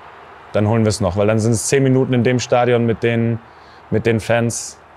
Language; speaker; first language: German; native; German